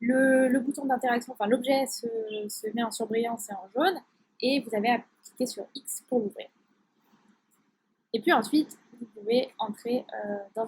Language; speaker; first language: French; native; French